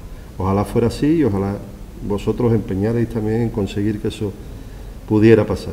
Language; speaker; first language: Spanish; native; Spanish